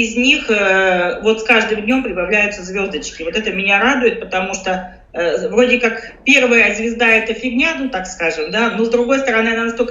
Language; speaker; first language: Russian; native; Russian